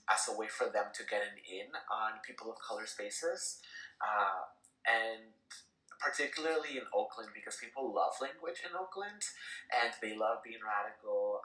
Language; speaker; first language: English; early bilingual, other home language; Spanish